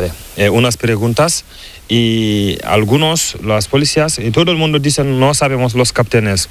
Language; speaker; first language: Spanish; non-native, learner; Fula